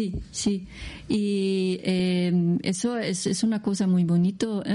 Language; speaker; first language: Spanish; non-native, learner; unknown